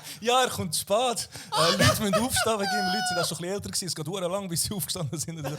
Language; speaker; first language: German; early bilingual, other home language; Croatian